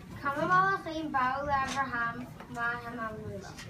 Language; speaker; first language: Hebrew; non-native, learner; English